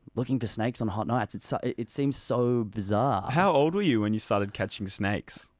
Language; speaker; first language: English; native; English